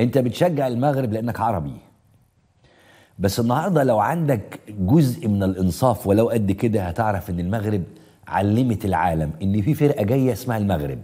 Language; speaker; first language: Arabic; native; Arabic